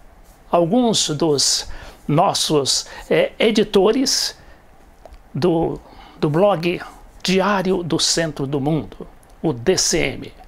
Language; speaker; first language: Portuguese; native; Portuguese